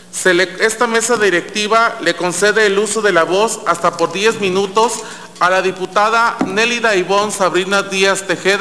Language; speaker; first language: Spanish; native; Spanish